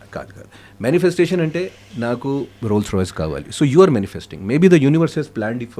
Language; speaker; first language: Telugu; non-native, fluent; Hindi